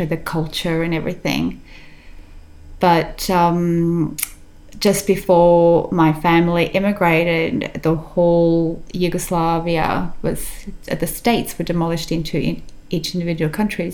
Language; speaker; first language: English; early bilingual, other home language; Macedonian